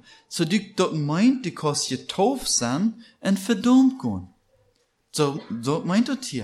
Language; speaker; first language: German; non-native, learner; Plautdietsch